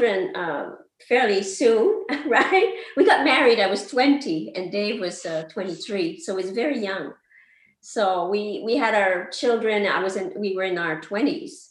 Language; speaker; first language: English; non-native, fluent; French